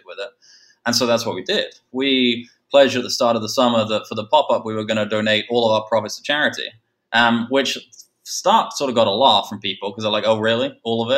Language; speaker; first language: English; native; English